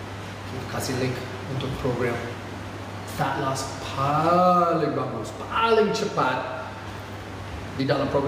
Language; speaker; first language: Indonesian; non-native, fluent; English